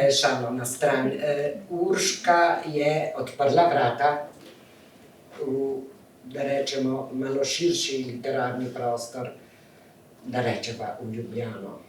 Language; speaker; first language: Slovenian; native; Slovenian